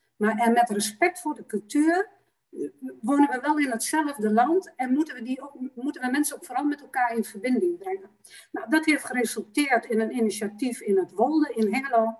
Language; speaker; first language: Dutch; native; Dutch